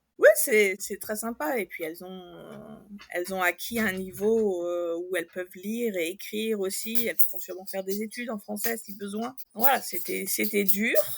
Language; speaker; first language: French; native; French